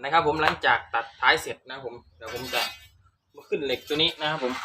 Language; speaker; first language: Thai; native; Thai